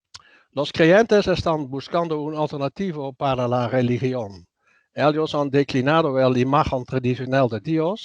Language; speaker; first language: Spanish; non-native, fluent; Dutch